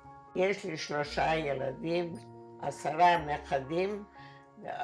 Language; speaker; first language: Hebrew; non-native, fluent; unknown